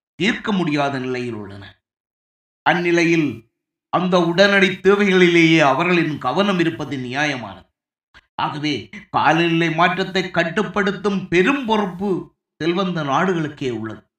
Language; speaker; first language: Tamil; native; Tamil